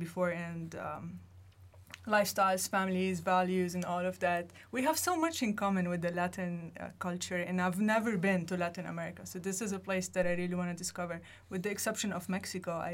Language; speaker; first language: English; non-native, fluent; Arabic